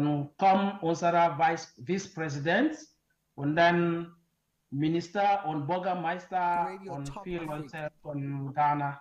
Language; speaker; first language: German; non-native, learner; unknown